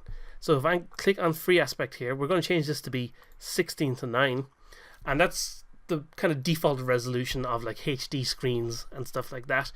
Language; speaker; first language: English; native; English